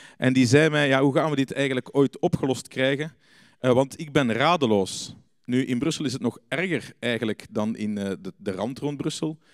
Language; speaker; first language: Dutch; native; Dutch